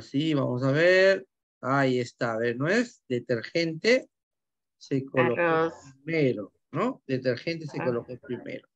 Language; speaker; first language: Spanish; native; Spanish